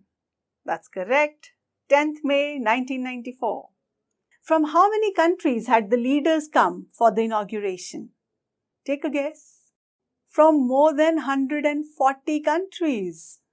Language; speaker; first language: English; non-native, local second language; Hindi